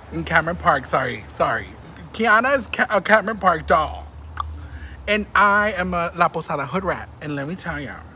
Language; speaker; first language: English; early bilingual, other home language; Spanish